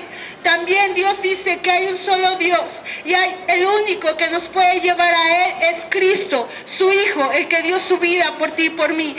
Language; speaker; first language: Spanish; native; Spanish